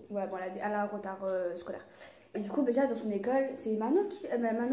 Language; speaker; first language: French; native; French